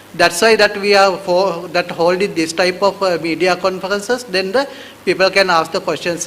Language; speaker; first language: English; non-native, local second language; Sinhala